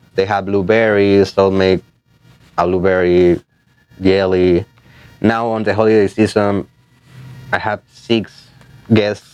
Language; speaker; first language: English; non-native, fluent; Spanish